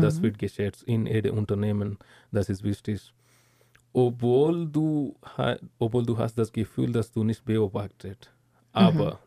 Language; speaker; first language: German; non-native, learner; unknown